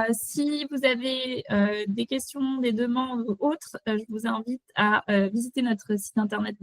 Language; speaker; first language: French; native; French